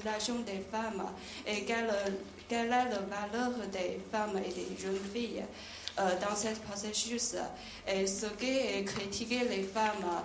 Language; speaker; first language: French; non-native, learner; Chinese